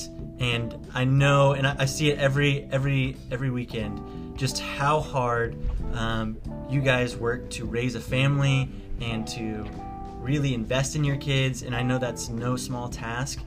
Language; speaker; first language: English; native; English